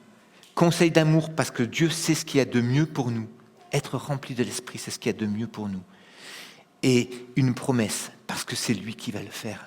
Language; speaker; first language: French; native; French